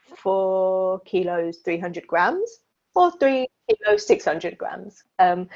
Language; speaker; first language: English; native; English